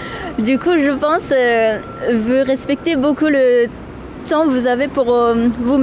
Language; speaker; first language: French; non-native, learner; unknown